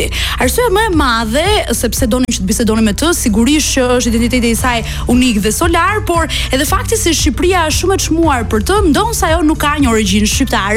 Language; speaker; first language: Albanian; native; Albanian